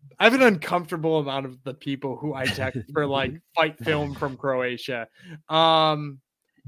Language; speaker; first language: English; native; English